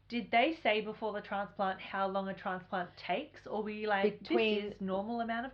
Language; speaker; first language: English; native; English